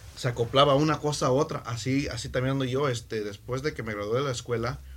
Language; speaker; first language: Spanish; early bilingual, heritage; Spanish